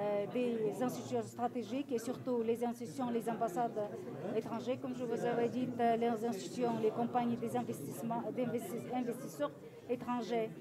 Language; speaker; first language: French; non-native, fluent; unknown